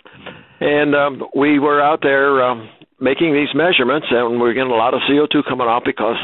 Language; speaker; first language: English; native; English